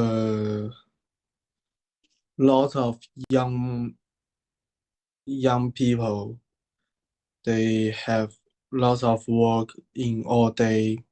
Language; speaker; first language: English; non-native, learner; Chinese